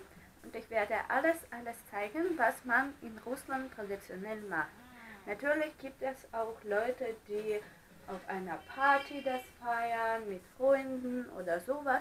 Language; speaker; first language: German; non-native, fluent; Russian